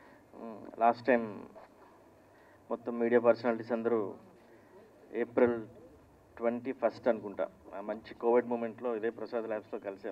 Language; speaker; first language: Telugu; native; Telugu